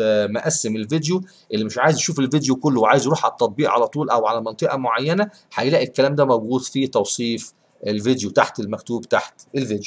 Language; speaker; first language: Arabic; native; Arabic